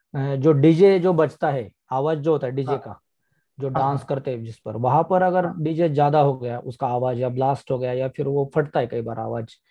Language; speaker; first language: Hindi; non-native, local second language; Marathi